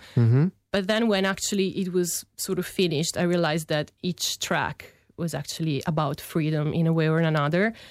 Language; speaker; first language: English; non-native, fluent; Italian